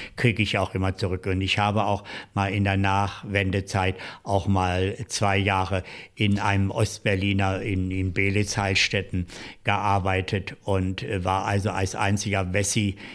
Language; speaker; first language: German; native; German